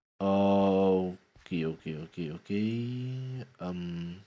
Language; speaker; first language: English; non-native, fluent; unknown